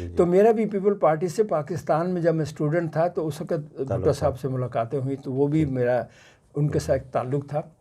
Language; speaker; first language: Urdu; non-native, local second language; Punjabi